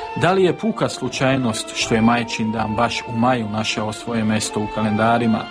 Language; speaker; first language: Serbian; early bilingual, heritage; Serbian